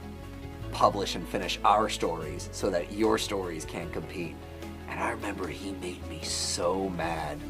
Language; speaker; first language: English; native; English